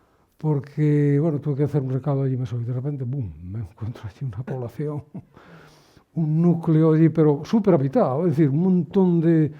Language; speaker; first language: Spanish; native; Spanish